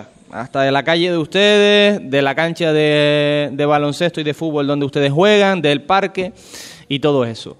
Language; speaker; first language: Spanish; native; Spanish